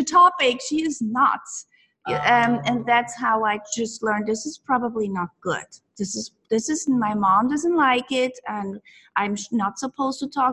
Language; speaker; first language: English; non-native, fluent; Swiss German